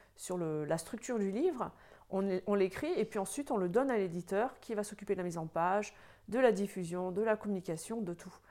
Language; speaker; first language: French; native; French